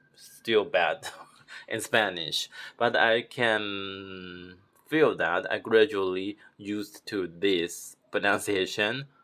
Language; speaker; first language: English; non-native, fluent; Chinese